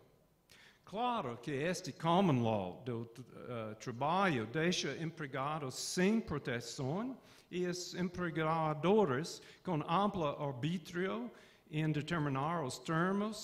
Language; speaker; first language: Portuguese; non-native, fluent; English